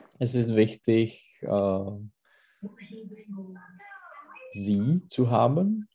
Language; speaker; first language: German; non-native, learner; Czech